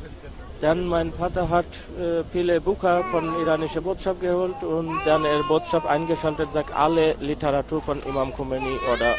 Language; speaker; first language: German; non-native, learner; Bangla